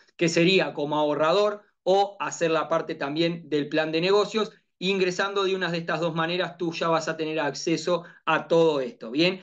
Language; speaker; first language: Spanish; native; Spanish